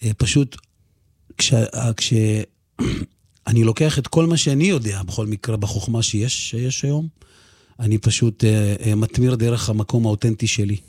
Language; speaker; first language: Hebrew; early bilingual, other home language; Russian